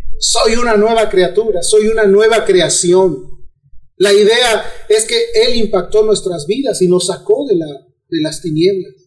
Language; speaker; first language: Spanish; native; Spanish